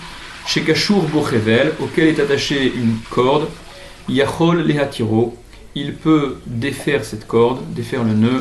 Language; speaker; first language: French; native; French